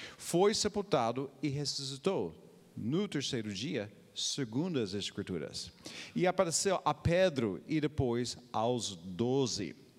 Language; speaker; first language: Portuguese; non-native, fluent; English